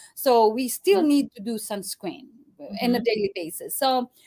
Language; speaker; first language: English; non-native, local second language; Cebuano